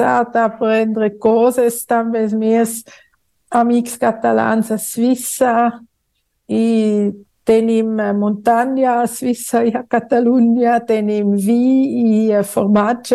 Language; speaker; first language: Catalan; non-native, fluent; German